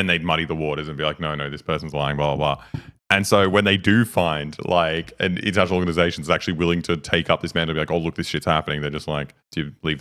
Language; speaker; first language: English; native; English